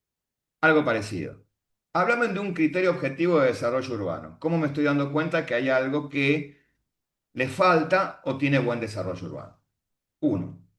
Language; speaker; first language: Spanish; native; Spanish